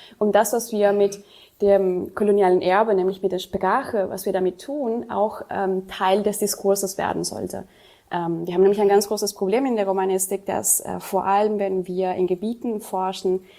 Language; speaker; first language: German; non-native, fluent; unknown